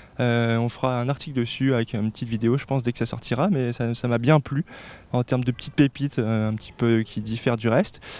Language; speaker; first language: French; native; French